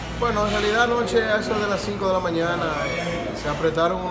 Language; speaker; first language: Spanish; native; Spanish